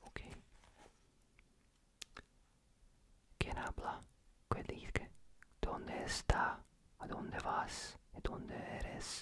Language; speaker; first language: Spanish; non-native, learner; Polish